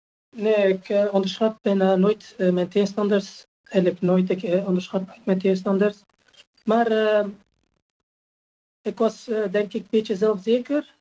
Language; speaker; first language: Dutch; non-native, fluent; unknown